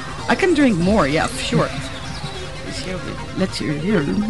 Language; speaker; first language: English; non-native, fluent; Dutch